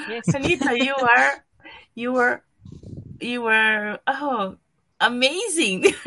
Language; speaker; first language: English; non-native, learner; Portuguese